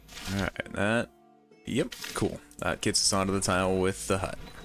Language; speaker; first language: English; native; English